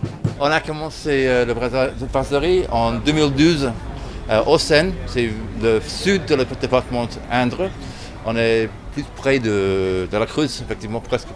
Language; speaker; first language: French; non-native, learner; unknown